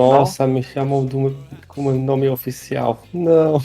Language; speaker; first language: Portuguese; non-native, fluent; Polish